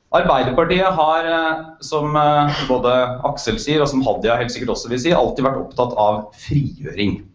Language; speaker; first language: Norwegian; native; Norwegian